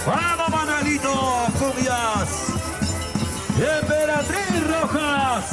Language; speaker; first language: Spanish; native; Spanish